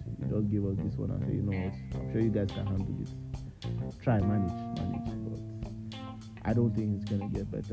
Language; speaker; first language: English; non-native, local second language; Yoruba